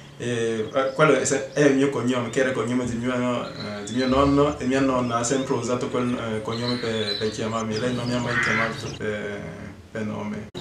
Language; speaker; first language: Italian; non-native, fluent; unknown